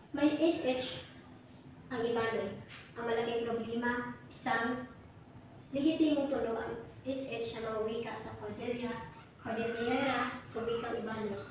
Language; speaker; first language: Filipino; non-native, local second language; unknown